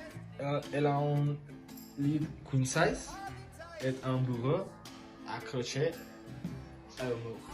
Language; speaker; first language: French; non-native, learner; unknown